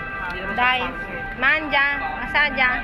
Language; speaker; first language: Italian; non-native, fluent; Filipino